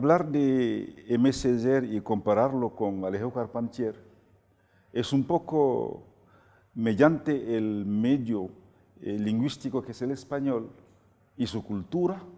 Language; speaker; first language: Spanish; non-native, fluent; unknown